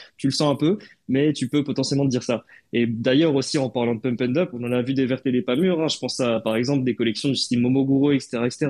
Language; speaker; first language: French; native; French